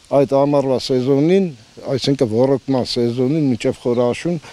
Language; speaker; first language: Armenian; native; Armenian